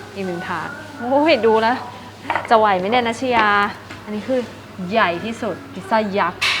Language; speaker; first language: Thai; native; Thai